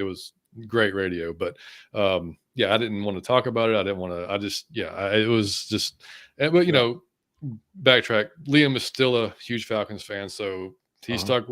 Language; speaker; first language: English; native; English